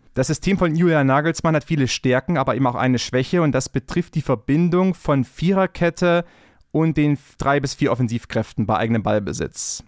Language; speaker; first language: German; native; German